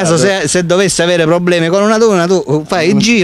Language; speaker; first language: Italian; native; Italian